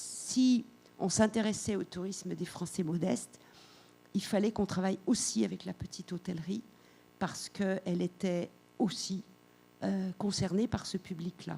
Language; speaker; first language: French; native; French